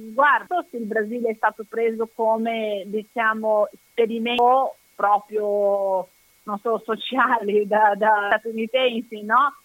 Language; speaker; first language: Italian; non-native, fluent; Portuguese